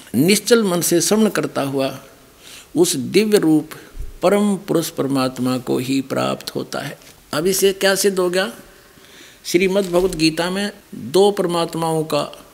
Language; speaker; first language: Hindi; native; Hindi